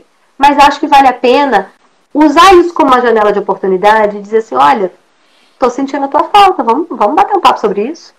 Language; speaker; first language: Portuguese; native; Portuguese